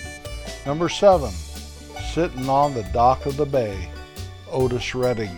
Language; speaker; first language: English; native; English